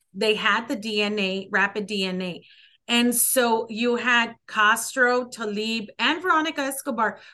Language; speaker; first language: English; early bilingual, other home language; Spanish